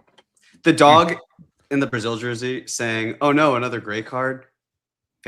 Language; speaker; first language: English; native; English